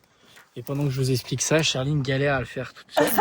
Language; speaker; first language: French; native; French